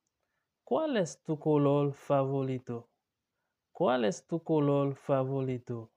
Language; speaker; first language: Spanish; non-native, learner; Haitian Creole